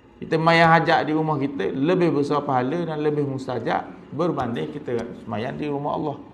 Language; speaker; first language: Malay; native; Malay